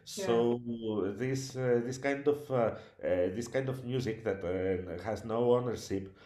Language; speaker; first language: English; non-native, learner; Greek